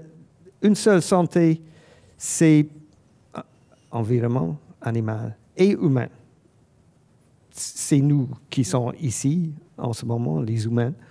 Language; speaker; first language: French; non-native, fluent; English